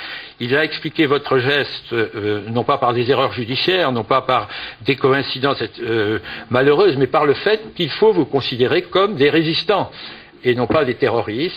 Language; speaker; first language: French; native; French